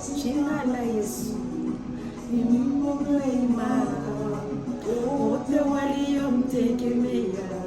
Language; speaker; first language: Lingala; native; Lingala